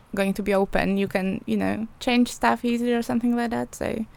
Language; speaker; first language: English; non-native, fluent; Polish